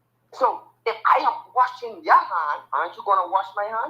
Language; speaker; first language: English; native; English